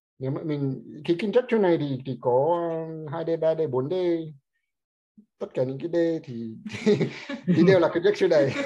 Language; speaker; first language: Vietnamese; non-native, fluent; English